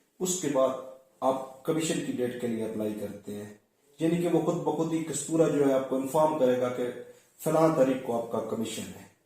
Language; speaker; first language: Urdu; non-native, local second language; Punjabi